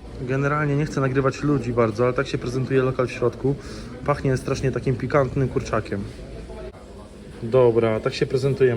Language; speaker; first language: Polish; native; Polish